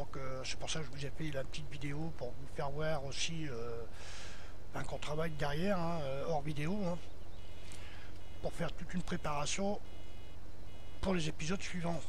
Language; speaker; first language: French; native; French